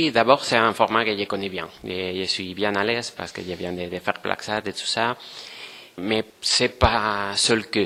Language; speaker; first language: French; non-native, fluent; Spanish